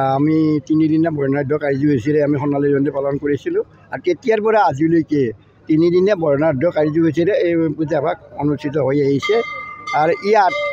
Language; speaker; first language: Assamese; native; Assamese